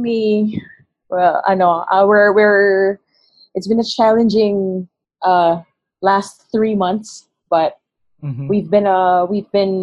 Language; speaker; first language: English; non-native, local second language; Hiligaynon